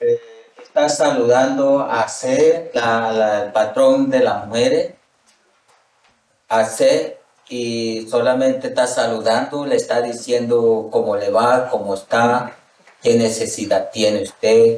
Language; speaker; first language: Spanish; non-native, local second language; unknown